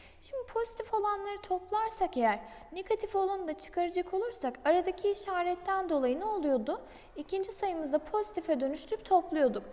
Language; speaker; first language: Turkish; native; Turkish